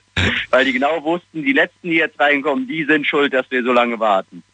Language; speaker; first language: German; non-native, fluent; Italian